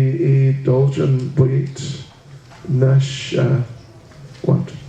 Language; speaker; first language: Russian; non-native, learner; English